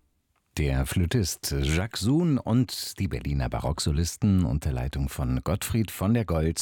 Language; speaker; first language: German; native; German